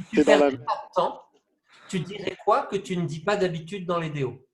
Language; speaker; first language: French; native; French